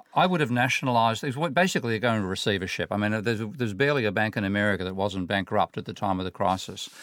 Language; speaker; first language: English; native; English